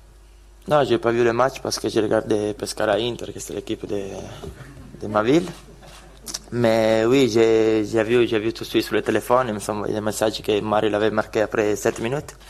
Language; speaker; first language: French; non-native, fluent; Italian